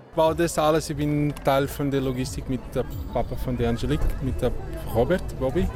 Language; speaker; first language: German; non-native, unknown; Portuguese